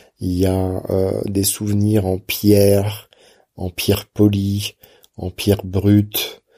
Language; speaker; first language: French; native; French